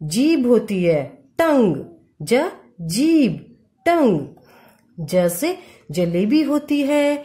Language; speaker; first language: Hindi; native; Hindi